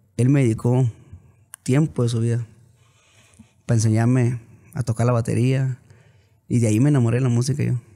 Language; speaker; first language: Spanish; native; Spanish